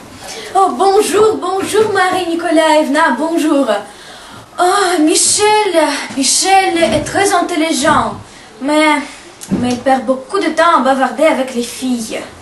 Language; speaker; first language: French; non-native, learner; Russian